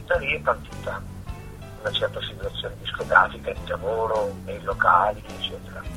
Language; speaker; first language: Italian; native; Italian